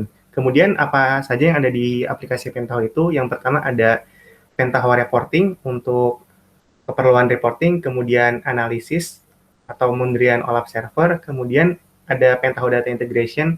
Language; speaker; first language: Indonesian; native; Indonesian